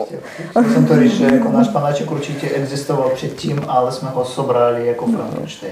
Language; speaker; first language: Czech; non-native, learner; Russian